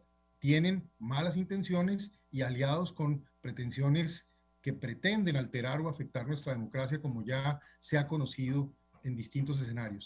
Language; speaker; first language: Spanish; native; Spanish